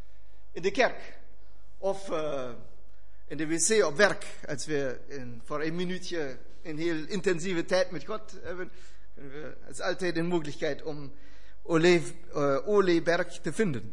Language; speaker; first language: Dutch; non-native, fluent; German